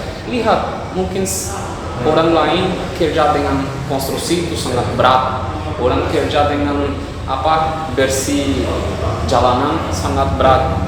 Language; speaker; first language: Indonesian; non-native, fluent; Portuguese